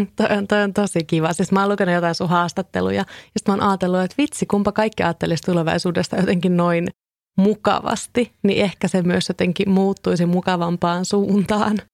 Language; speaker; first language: Finnish; native; Finnish